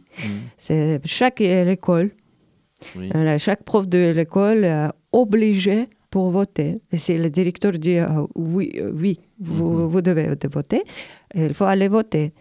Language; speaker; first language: French; non-native, learner; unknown